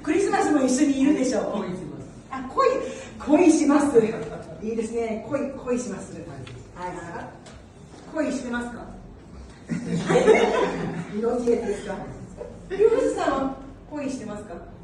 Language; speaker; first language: Japanese; non-native, learner; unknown